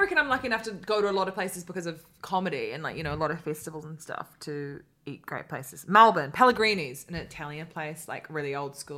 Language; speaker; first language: English; native; English